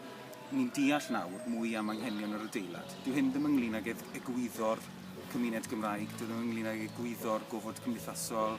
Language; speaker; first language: Welsh; native; Welsh